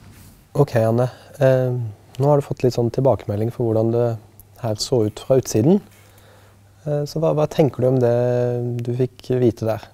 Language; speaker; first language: Norwegian; native; Norwegian